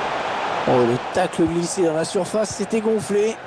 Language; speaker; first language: French; native; French